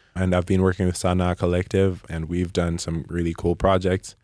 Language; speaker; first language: English; non-native, local second language; Nyanja